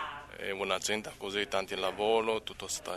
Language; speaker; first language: Italian; non-native, learner; Chinese